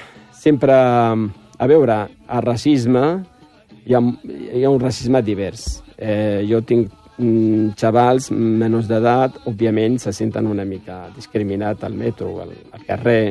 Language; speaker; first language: Catalan; non-native, fluent; Riffian